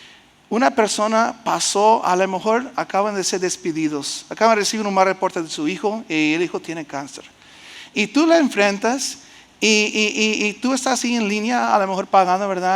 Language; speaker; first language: Spanish; early bilingual, heritage; Spanish